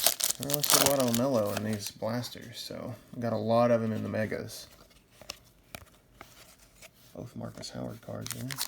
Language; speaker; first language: English; native; English